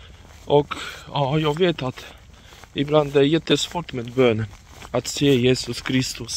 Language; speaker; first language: Swedish; non-native, fluent; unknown